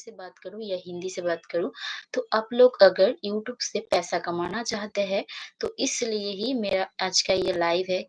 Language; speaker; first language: Hindi; non-native, local second language; Bangla